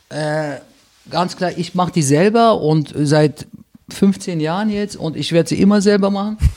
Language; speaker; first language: German; early bilingual, other home language; Turkish